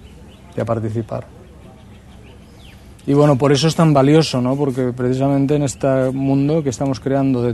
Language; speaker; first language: Spanish; native; Spanish